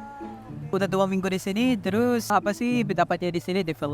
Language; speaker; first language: Indonesian; non-native, fluent; Filipino